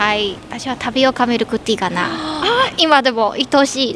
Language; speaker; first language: Japanese; non-native, learner; Chinese